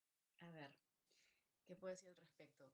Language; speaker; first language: Spanish; native; Spanish